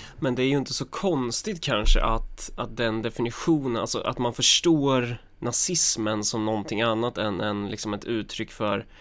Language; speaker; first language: Swedish; native; Swedish